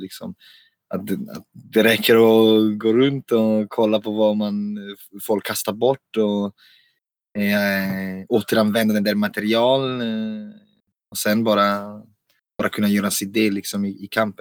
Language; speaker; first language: Swedish; non-native, fluent; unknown